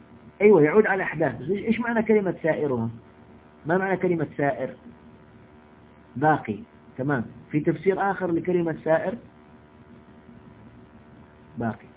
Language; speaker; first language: Arabic; native; Arabic